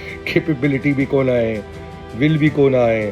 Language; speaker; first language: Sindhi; non-native, local second language; Urdu